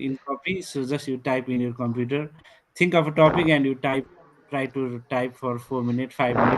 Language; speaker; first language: English; non-native, fluent; Nepali